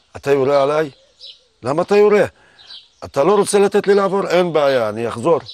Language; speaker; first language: Hebrew; non-native, fluent; Arabic